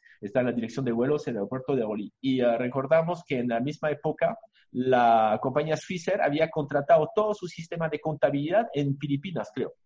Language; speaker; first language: Spanish; non-native, fluent; French